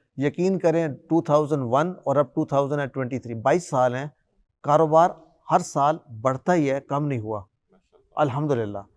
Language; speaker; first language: Urdu; native; Urdu